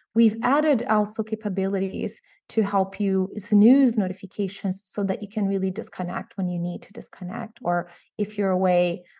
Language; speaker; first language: English; non-native, fluent; Portuguese